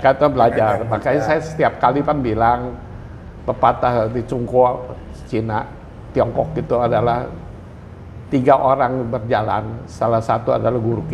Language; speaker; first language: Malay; non-native, local second language; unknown